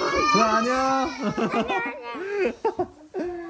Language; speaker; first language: Korean; non-native, local second language; Chinese